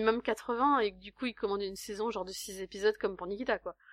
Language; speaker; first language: French; native; French